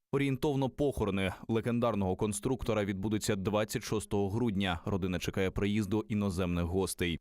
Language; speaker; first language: Ukrainian; native; Ukrainian